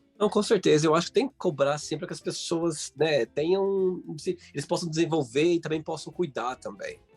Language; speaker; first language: Portuguese; native; Portuguese